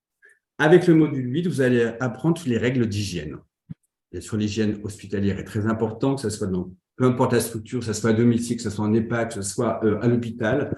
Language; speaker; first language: French; native; French